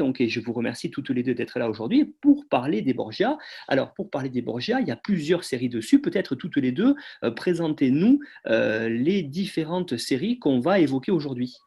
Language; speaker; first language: French; native; French